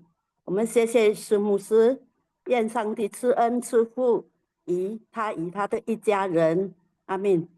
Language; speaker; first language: Chinese; early bilingual, heritage; Chinese